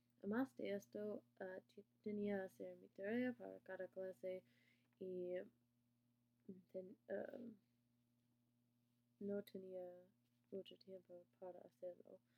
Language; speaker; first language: Spanish; non-native, learner; English